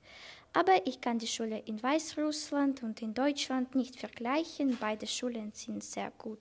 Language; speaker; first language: German; non-native, learner; Russian